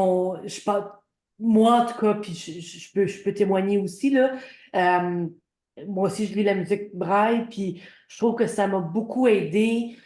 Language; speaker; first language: French; native; French